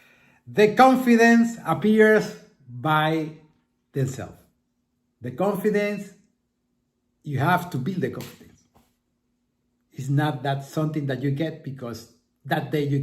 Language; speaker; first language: English; non-native, fluent; Spanish